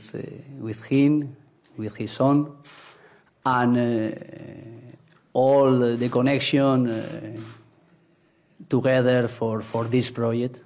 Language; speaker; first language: English; non-native, learner; Spanish